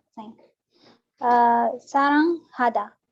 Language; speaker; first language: Korean; non-native, learner; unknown